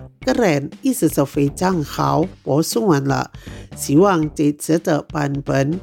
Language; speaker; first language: Chinese; non-native, fluent; Indonesian